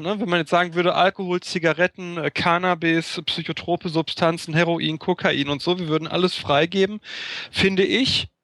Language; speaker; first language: German; native; German